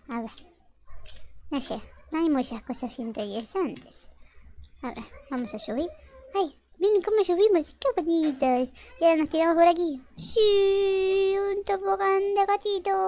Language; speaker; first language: Spanish; native; Spanish